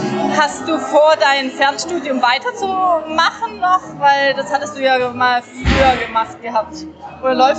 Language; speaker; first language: German; native; German